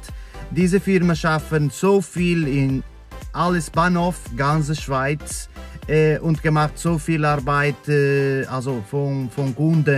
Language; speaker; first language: German; non-native, learner; Portuguese